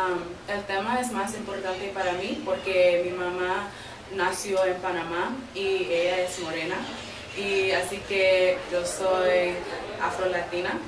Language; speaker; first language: Spanish; early bilingual, heritage; English